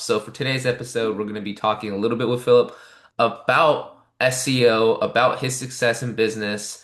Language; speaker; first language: English; native; English